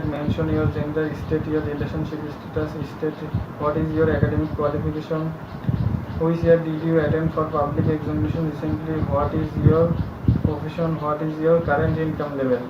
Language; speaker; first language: English; non-native, local second language; Bangla